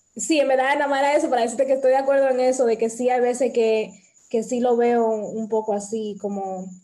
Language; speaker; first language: Spanish; early bilingual, heritage; Spanish